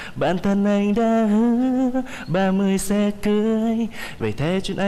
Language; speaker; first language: Vietnamese; native; Vietnamese